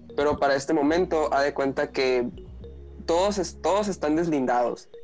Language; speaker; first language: Spanish; native; Spanish